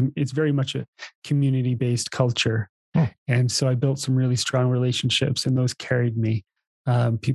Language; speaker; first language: English; native; English